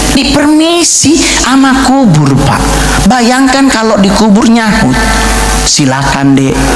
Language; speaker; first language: Indonesian; native; Indonesian